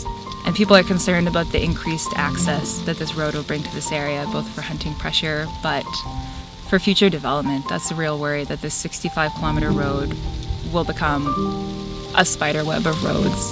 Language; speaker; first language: English; native; English